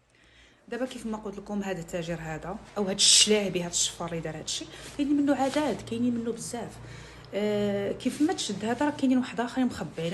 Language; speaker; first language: Arabic; native; Arabic